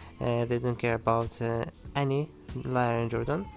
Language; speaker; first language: English; non-native, learner; Arabic